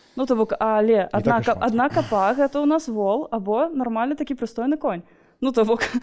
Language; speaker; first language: Belarusian; non-native, local second language; Russian